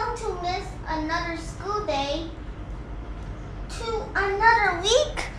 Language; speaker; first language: English; non-native, local second language; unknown